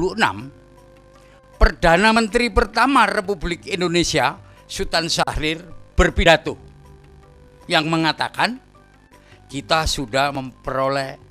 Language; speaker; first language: Indonesian; native; Indonesian